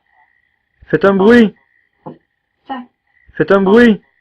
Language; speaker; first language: French; native; French